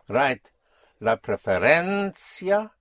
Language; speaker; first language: Spanish; non-native, fluent; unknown